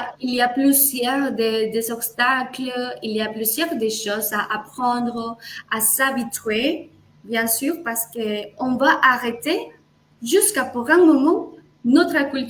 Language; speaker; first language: French; non-native, fluent; Spanish